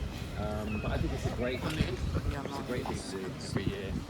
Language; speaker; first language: English; native; English